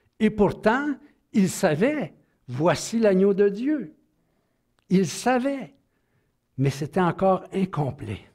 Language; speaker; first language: French; native; French